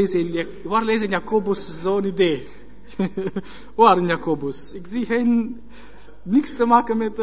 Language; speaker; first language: Dutch; non-native, learner; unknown